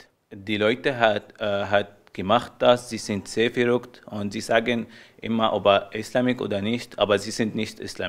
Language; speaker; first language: German; non-native, learner; Arabic